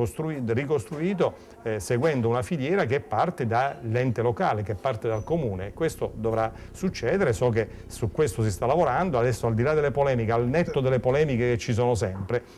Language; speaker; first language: Italian; native; Italian